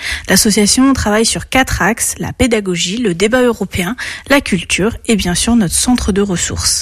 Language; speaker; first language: French; native; French